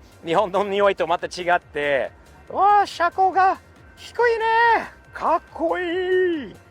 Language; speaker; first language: Japanese; non-native, fluent; English